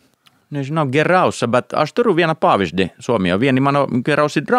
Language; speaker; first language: Lithuanian; non-native, learner; Finnish